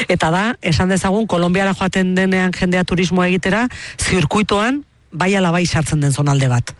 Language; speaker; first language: Basque; native; Basque